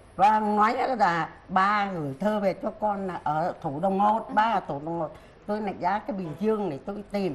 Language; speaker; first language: Vietnamese; early bilingual, heritage; Vietnamese